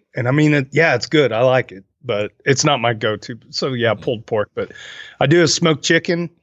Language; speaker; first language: English; native; English